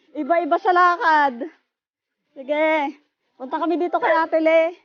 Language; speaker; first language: Filipino; non-native, local second language; Bikol